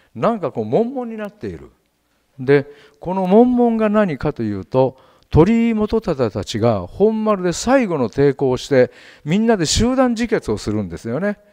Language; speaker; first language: Japanese; native; Japanese